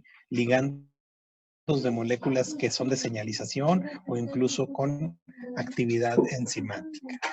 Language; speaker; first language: Spanish; native; Spanish